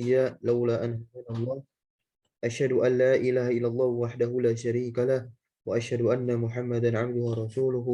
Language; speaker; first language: Arabic; non-native, fluent; Indonesian